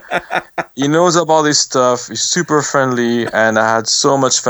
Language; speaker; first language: English; non-native, fluent; French